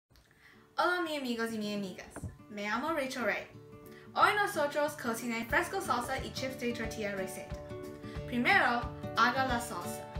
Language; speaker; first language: Spanish; non-native, learner; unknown